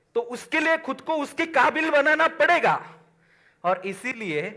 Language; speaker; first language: Hindi; non-native, local second language; Marathi